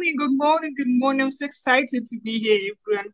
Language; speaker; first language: English; non-native, local second language; Southern Sotho